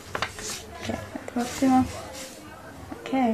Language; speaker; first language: Spanish; non-native, learner; English